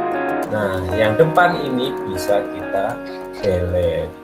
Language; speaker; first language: Indonesian; native; Indonesian